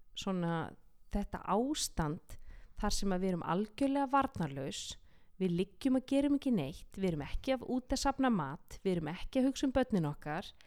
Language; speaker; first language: Icelandic; native; Icelandic